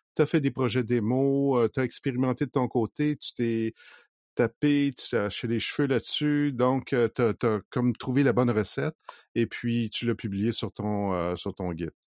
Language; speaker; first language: French; native; French